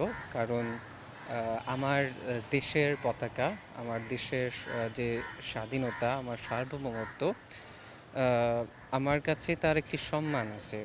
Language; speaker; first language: Bangla; non-native, fluent; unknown